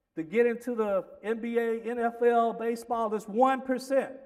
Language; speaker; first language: English; native; English